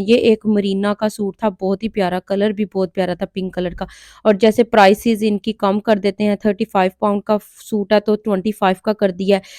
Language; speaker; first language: Urdu; non-native, local second language; Punjabi